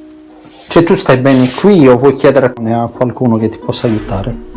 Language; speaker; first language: Italian; native; Italian